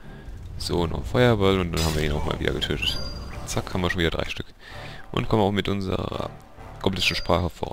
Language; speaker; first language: German; native; German